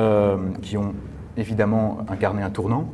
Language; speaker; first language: French; native; French